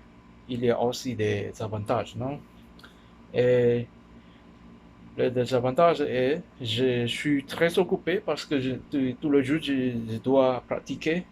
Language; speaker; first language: French; non-native, learner; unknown